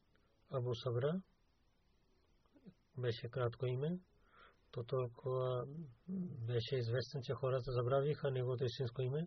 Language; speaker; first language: Bulgarian; non-native, learner; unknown